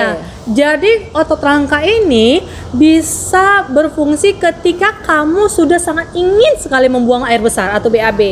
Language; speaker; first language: Indonesian; native; Indonesian